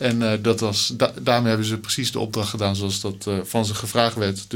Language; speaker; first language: Dutch; native; Dutch